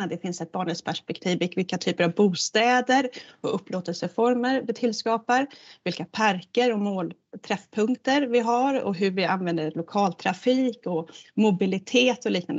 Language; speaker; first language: Swedish; native; Swedish